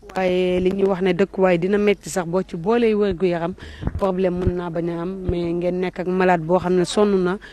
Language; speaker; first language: Wolof; native; Wolof